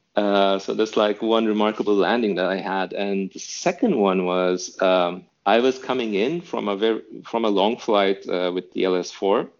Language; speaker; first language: English; non-native, fluent; Turkish